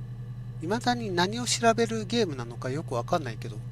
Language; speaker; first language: Japanese; native; Japanese